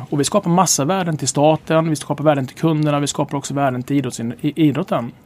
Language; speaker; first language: Swedish; native; Swedish